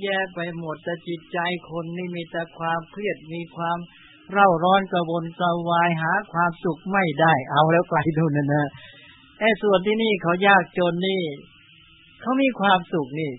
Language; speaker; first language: Thai; native; Thai